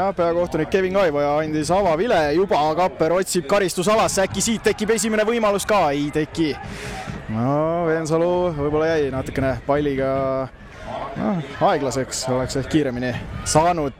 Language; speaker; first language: Estonian; native; Estonian